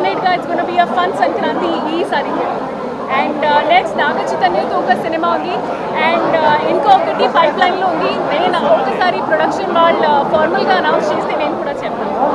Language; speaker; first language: Telugu; non-native, learner; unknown